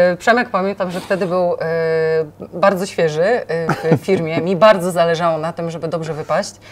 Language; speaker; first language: Polish; native; Polish